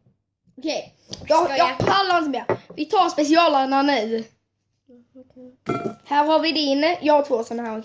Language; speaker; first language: Swedish; native; Swedish